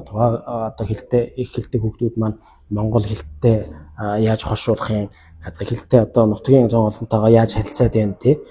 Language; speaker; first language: Mongolian; non-native, local second language; Kazakh